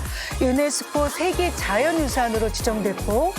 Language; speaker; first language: Korean; native; Korean